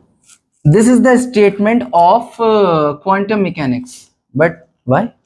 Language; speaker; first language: English; non-native, local second language; Hindi